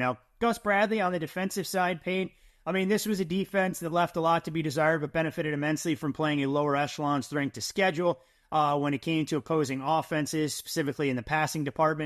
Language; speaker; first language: English; native; English